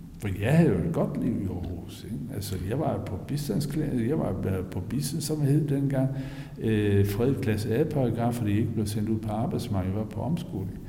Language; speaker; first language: Danish; native; Danish